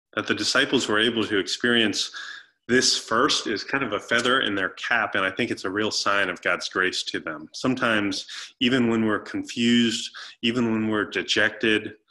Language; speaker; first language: English; native; English